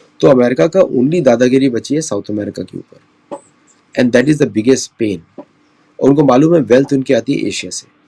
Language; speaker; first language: Hindi; native; Hindi